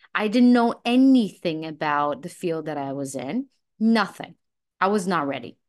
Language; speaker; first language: English; non-native, fluent; Russian